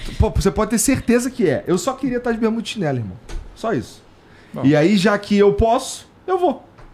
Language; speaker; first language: Portuguese; native; Portuguese